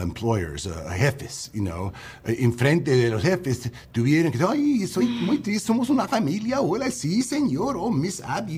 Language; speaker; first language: Spanish; non-native, learner; English